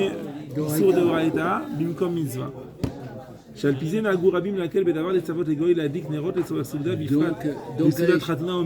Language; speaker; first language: Hebrew; non-native, fluent; French